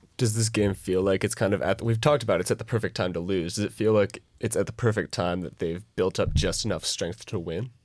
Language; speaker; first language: English; native; English